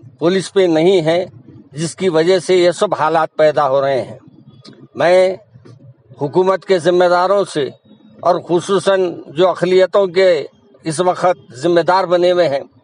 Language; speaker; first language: Hindi; non-native, local second language; Urdu